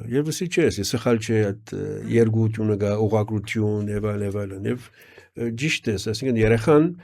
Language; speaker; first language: Armenian; early bilingual, heritage; Armenian